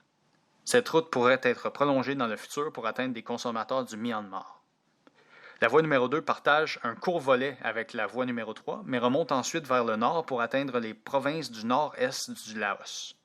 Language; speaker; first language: French; native; French